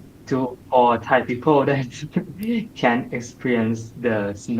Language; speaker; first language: English; non-native, learner; Thai